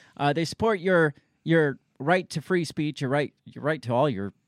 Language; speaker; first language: English; native; English